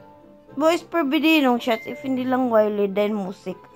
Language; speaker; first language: German; non-native, learner; Filipino